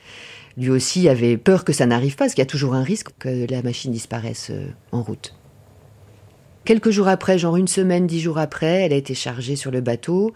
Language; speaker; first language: French; native; French